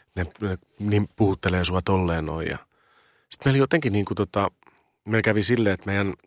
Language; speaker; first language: Finnish; native; Finnish